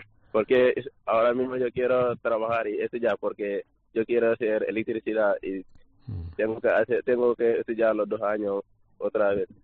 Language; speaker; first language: Spanish; non-native, learner; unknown